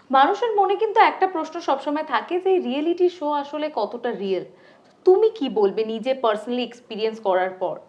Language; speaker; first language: Bangla; native; Bangla